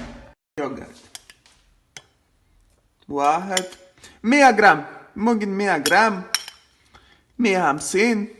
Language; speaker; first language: Arabic; non-native, learner; Greek